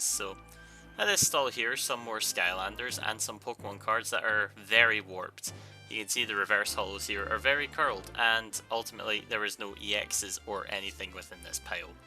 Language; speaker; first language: English; native; English